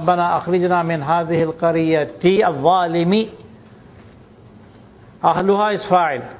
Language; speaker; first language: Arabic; non-native, fluent; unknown